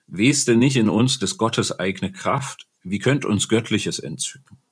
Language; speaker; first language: German; native; German